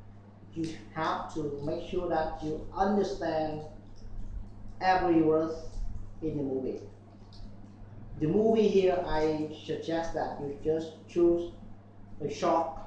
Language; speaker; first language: English; non-native, learner; Vietnamese